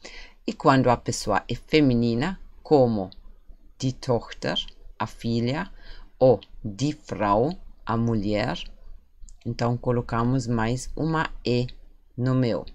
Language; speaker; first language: Portuguese; non-native, fluent; German